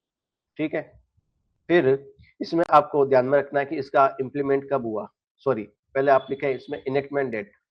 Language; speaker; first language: Hindi; native; Hindi